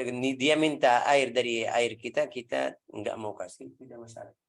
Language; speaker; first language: Indonesian; non-native, fluent; Arabic